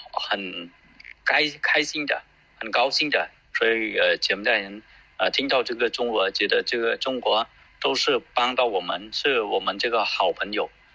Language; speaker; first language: Chinese; non-native, fluent; Khmer